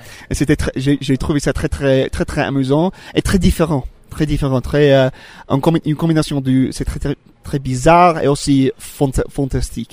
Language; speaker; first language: French; non-native, fluent; English